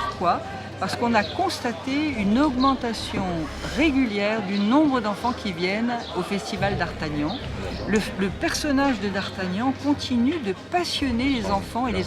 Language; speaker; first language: French; native; French